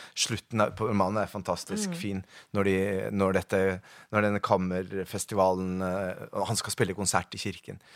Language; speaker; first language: Norwegian; early bilingual, other home language; Spanish